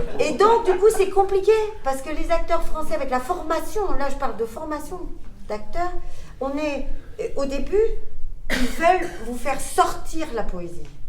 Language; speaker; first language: French; native; French